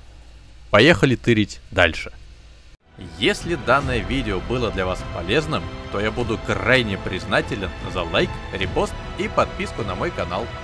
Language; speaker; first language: Russian; native; Russian